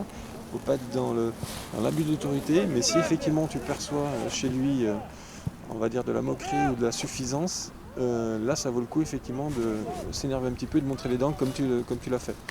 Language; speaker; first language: French; native; French